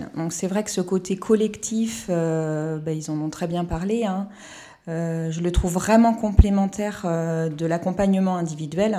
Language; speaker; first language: French; native; French